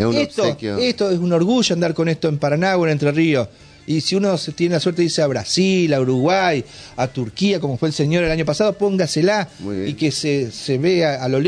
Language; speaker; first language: Spanish; native; Spanish